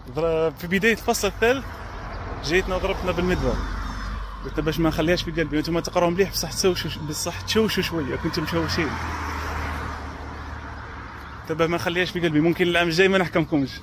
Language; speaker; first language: Arabic; native; Arabic